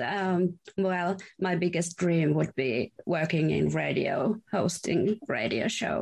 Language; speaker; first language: English; non-native, fluent; Finnish